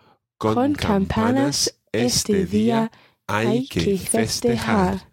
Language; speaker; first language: Spanish; non-native, learner; English